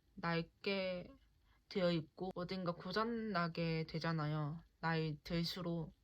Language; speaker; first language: Korean; native; Korean